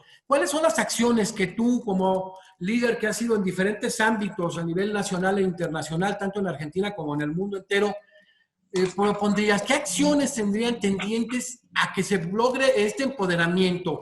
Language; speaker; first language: Spanish; native; Spanish